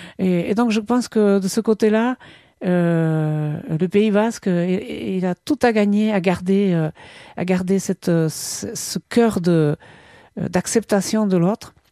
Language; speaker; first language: French; non-native, local second language; Basque